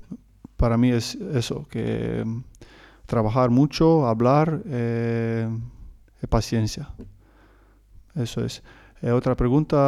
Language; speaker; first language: Spanish; non-native, learner; Croatian